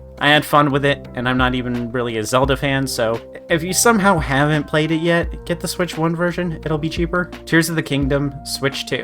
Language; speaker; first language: English; native; English